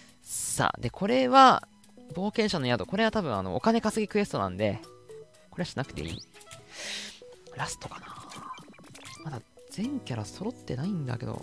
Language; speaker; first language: Japanese; native; Japanese